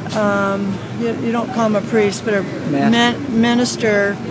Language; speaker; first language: English; native; English